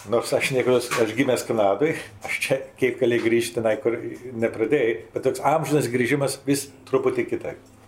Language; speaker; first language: Lithuanian; early bilingual, heritage; Lithuanian